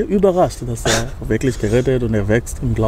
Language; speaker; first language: German; non-native, fluent; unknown